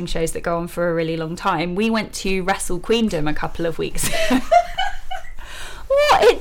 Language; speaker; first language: English; native; English